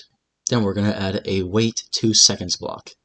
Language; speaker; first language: English; native; English